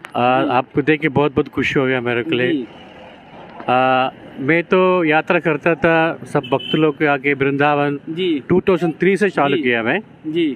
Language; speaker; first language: Hindi; non-native, local second language; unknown